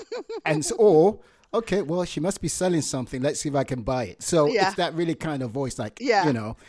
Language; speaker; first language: English; non-native, local second language; Yoruba